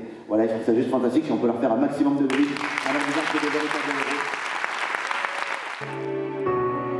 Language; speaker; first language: French; native; French